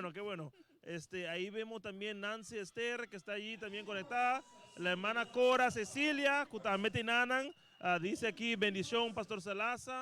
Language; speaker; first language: Spanish; native; Spanish